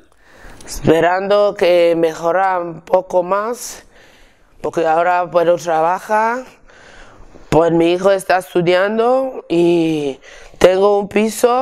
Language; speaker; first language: Spanish; non-native, learner; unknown